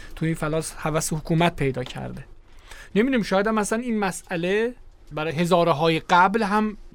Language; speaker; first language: Persian; native; Persian